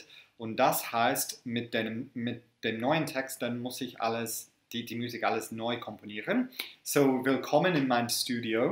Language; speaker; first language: German; non-native, fluent; English